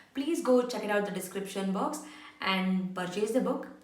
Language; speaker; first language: English; non-native, local second language; Kannada